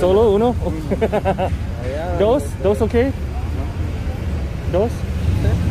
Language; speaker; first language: Spanish; non-native, learner; English